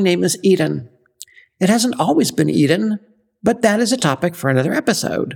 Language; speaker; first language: English; native; English